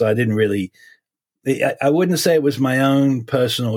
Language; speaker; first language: English; native; English